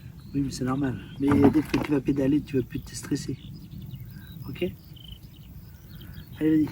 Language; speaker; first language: French; native; French